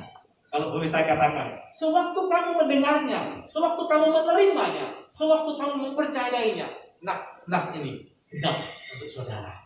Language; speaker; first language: Indonesian; native; Indonesian